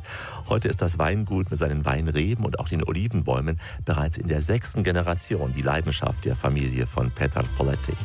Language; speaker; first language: German; native; German